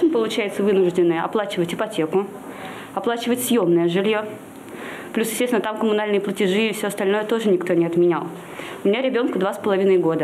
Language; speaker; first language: Russian; native; Russian